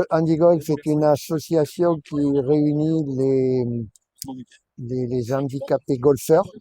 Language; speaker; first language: French; native; French